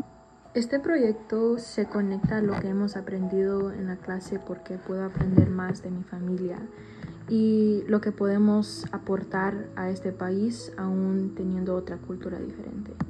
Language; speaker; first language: Spanish; early bilingual, heritage; Spanish